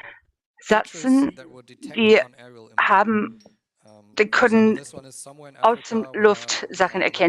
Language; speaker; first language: German; non-native, learner; English